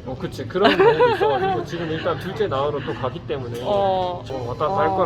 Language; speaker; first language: Korean; native; Korean